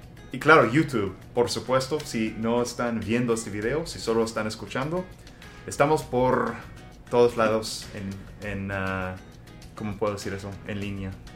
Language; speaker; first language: Spanish; non-native, fluent; English